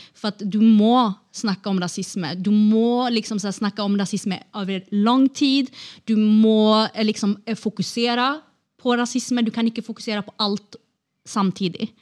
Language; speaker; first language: Norwegian; non-native, fluent; Kurdish